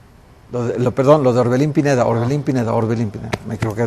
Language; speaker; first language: Spanish; native; Spanish